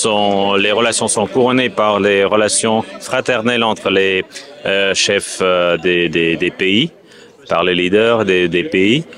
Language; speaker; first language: French; non-native, fluent; Azerbaijani